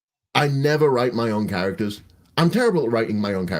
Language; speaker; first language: English; native; English